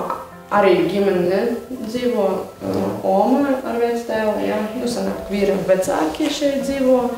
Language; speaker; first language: Latvian; non-native, local second language; Russian